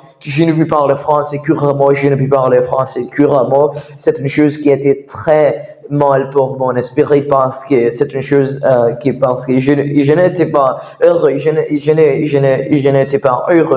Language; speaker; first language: French; non-native, learner; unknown